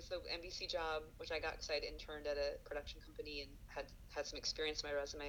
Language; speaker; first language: English; native; English